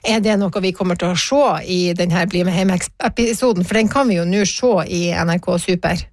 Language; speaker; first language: Norwegian; native; Norwegian